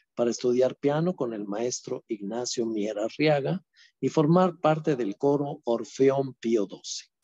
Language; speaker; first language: Spanish; native; Spanish